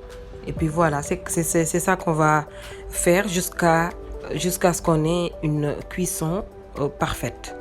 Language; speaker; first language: French; non-native, local second language; Wolof